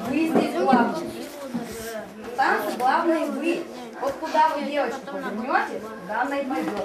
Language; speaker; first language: Russian; native; Russian